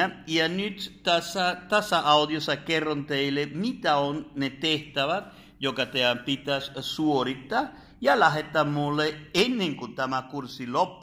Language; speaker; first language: Finnish; non-native, fluent; Spanish